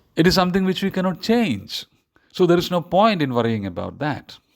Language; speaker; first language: English; non-native, local second language; Malayalam